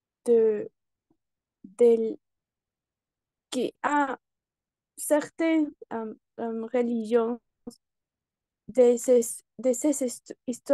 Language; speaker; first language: French; non-native, learner; Spanish